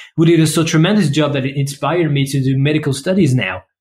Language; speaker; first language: English; non-native, fluent; French